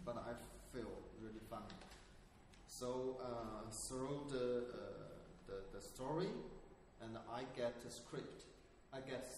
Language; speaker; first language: English; non-native, learner; Chinese